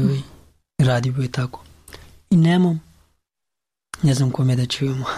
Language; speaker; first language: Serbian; non-native, learner; Pashto